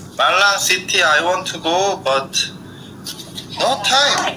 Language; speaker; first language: English; non-native, learner; Korean